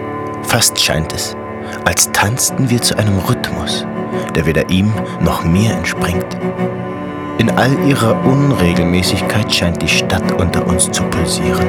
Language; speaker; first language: German; native; German